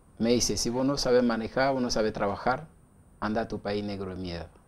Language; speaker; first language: Spanish; non-native, learner; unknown